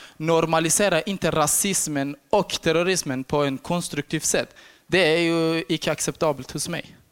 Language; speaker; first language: Swedish; non-native, fluent; Persian